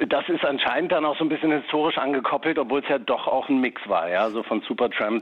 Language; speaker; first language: German; native; German